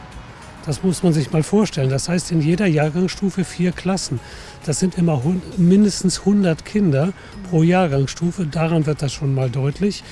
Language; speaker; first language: German; native; German